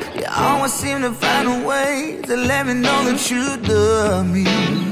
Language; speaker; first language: English; native; English